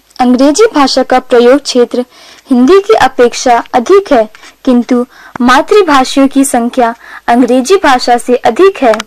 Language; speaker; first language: Hindi; native; Hindi